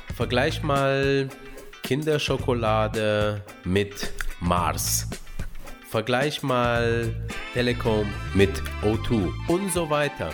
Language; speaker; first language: German; early bilingual, other home language; Romanian